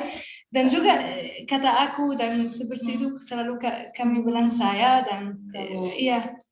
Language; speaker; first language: Indonesian; non-native, learner; Arabic